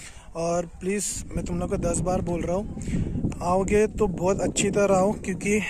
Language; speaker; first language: Hindi; native; Hindi